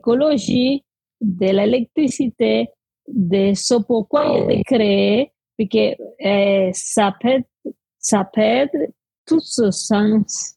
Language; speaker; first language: French; non-native, fluent; Spanish